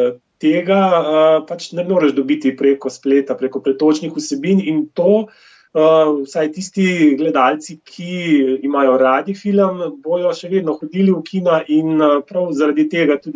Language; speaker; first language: Slovenian; native; Slovenian